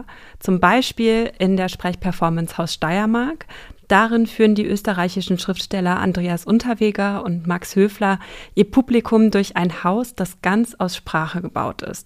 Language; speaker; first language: German; native; German